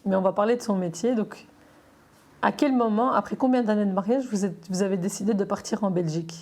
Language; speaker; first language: French; native; French